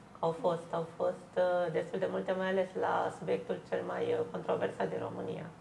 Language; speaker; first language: Romanian; native; Romanian